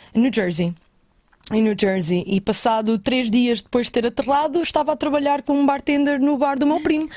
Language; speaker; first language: Portuguese; native; Portuguese